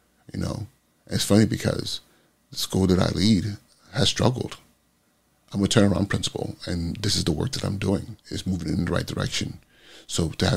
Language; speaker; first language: English; native; English